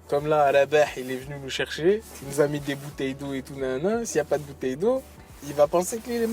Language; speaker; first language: French; native; French